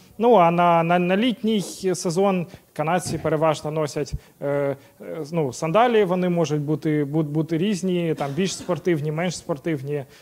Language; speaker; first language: Ukrainian; non-native, local second language; Russian